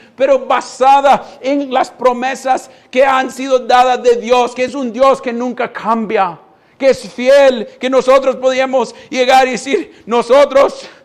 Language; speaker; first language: Spanish; non-native, fluent; English